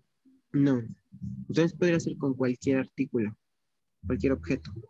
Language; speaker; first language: Spanish; non-native, learner; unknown